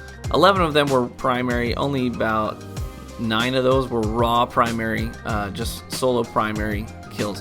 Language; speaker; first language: English; native; English